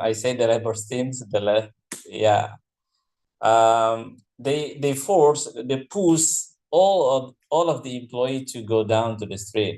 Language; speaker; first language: English; non-native, fluent; Indonesian